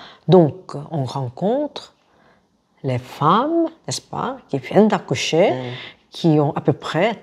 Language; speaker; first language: French; non-native, fluent; Korean